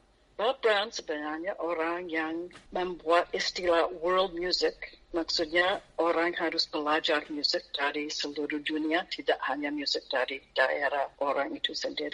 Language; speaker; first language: Indonesian; non-native, fluent; English